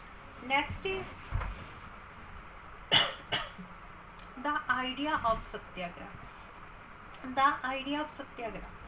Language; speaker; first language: English; non-native, local second language; Hindi